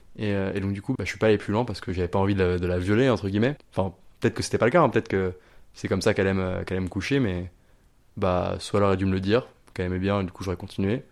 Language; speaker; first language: French; native; French